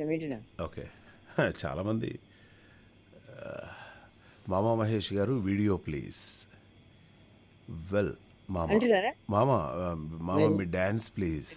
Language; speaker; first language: Telugu; native; Telugu